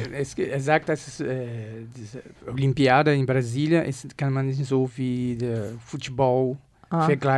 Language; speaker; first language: German; non-native, fluent; Portuguese